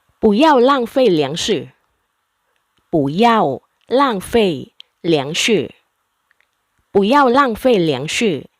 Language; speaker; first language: Chinese; non-native, fluent; Thai